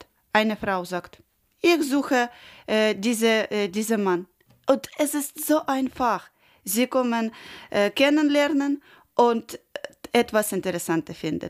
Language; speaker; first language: German; non-native, learner; Ukrainian